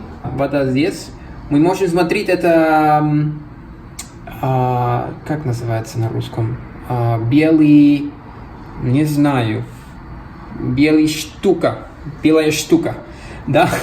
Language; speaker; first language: Russian; non-native, learner; Spanish